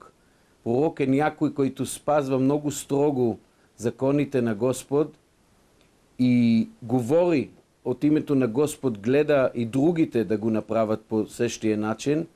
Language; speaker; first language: Bulgarian; non-native, fluent; Hebrew